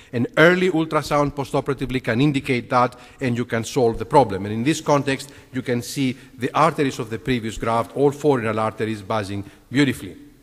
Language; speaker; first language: English; non-native, fluent; Greek